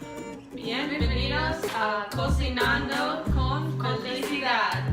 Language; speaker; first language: Spanish; non-native, learner; English